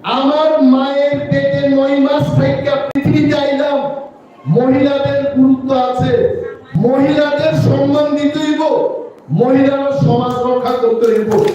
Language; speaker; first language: Bangla; non-native, local second language; Kok Borok